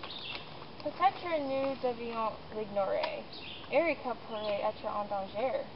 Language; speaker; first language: French; non-native, learner; English